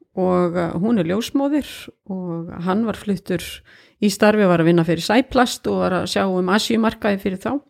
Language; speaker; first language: Icelandic; native; Icelandic